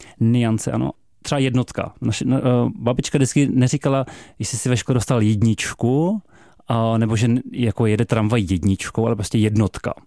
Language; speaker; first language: Czech; native; Czech